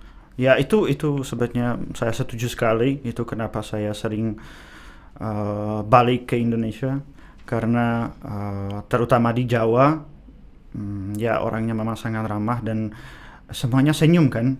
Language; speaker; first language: Indonesian; non-native, fluent; Czech